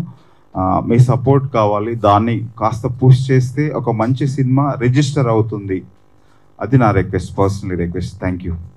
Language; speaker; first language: Telugu; native; Telugu